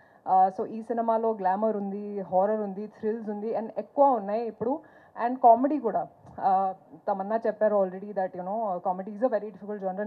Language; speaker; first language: Telugu; non-native, fluent; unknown